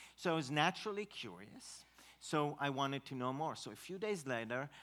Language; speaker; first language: English; non-native, fluent; Hebrew